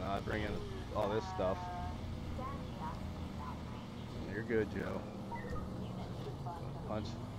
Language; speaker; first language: English; native; English